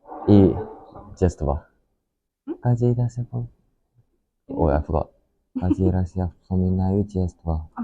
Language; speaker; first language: Russian; non-native, learner; Japanese